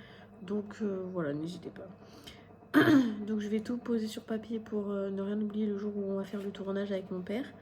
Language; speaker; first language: French; native; French